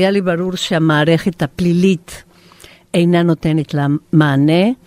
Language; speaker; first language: Hebrew; non-native, fluent; Spanish